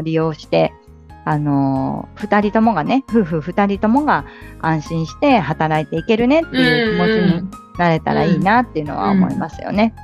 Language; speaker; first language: Japanese; native; Japanese